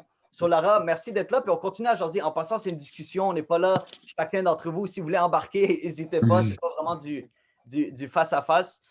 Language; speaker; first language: French; native; French